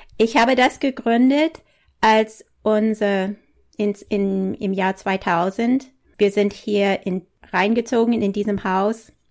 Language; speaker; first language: German; non-native, fluent; English